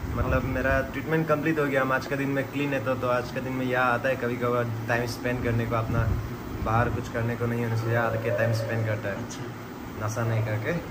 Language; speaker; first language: Hindi; non-native, local second language; Garo